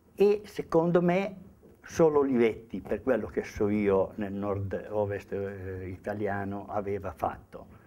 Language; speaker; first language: Italian; native; Italian